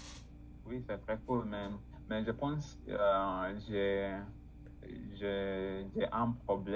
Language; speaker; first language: French; non-native, learner; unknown